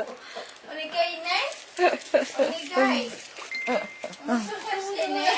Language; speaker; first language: Japanese; non-native, learner; Filipino